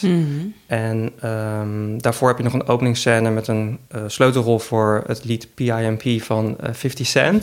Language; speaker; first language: Dutch; native; Dutch